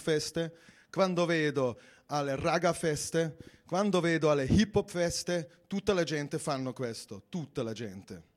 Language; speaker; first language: Italian; non-native, fluent; German